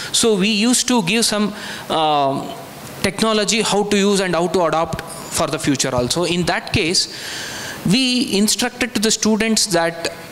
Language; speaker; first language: English; non-native, local second language; Kannada